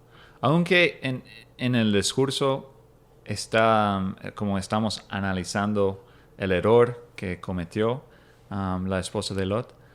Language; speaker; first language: Spanish; non-native, fluent; English